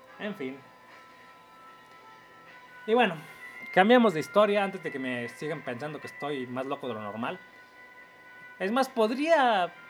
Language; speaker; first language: Spanish; native; Spanish